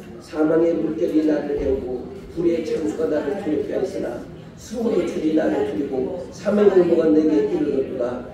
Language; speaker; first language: Korean; native; Korean